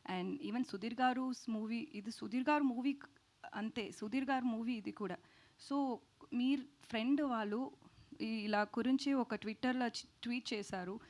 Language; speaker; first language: Telugu; non-native, learner; Tamil